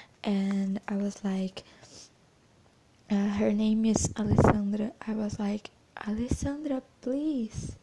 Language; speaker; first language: English; non-native, fluent; Portuguese